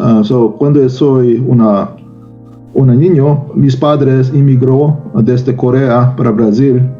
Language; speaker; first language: Spanish; non-native, learner; Korean